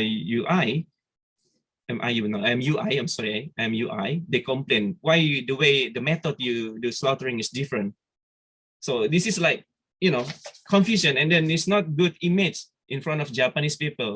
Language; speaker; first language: English; non-native, fluent; Indonesian